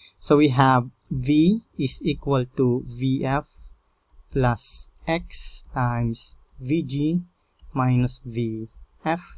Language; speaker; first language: English; non-native, local second language; Filipino